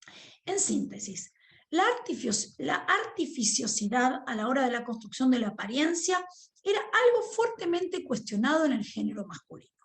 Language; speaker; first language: Spanish; native; Spanish